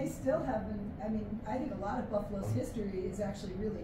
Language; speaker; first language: English; native; English